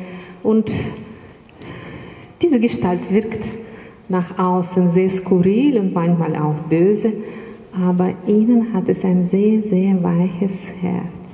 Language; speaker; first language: German; non-native, fluent; Russian